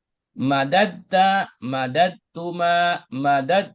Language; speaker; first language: Arabic; non-native, fluent; Indonesian